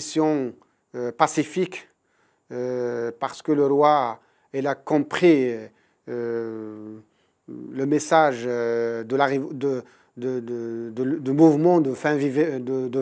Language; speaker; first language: French; non-native, local second language; Arabic